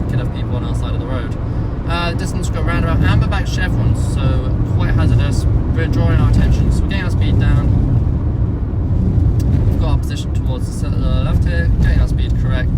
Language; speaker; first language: English; native; English